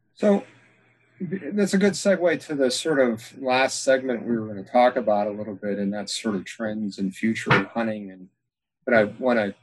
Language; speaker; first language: English; native; English